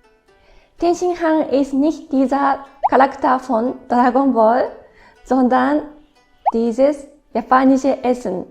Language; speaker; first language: German; non-native, fluent; Japanese